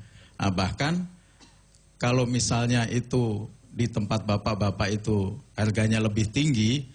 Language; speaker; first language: Indonesian; non-native, local second language; Javanese